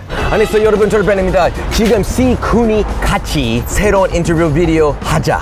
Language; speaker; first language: Korean; non-native, learner; English